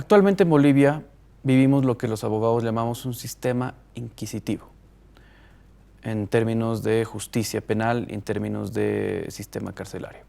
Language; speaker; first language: Spanish; native; Spanish